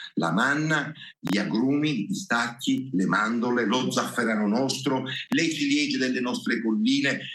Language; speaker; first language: Italian; native; Italian